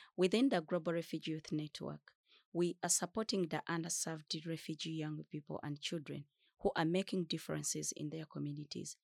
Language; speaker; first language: English; non-native, fluent; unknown